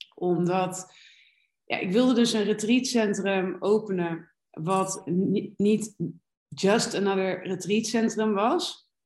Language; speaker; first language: Dutch; native; Dutch